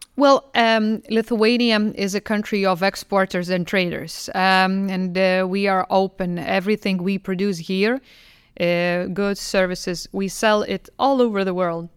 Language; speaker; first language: English; non-native, fluent; Lithuanian